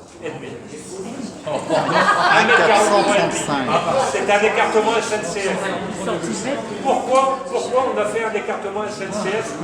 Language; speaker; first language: French; native; French